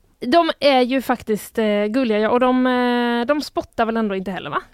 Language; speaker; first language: Swedish; native; Swedish